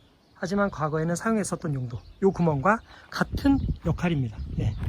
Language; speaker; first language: Korean; native; Korean